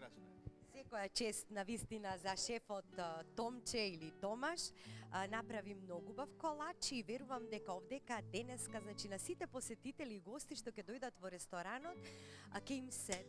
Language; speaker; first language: Macedonian; native; Macedonian